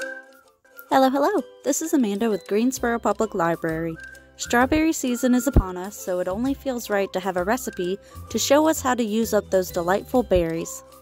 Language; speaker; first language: English; native; English